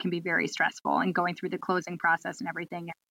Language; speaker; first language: English; native; English